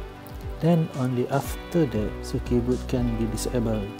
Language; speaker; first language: English; non-native, local second language; Malay